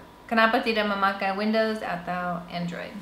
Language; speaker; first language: Indonesian; non-native, fluent; English